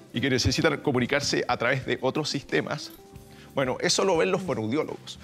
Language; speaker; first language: Spanish; native; Spanish